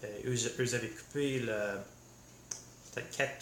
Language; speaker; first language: French; non-native, learner; English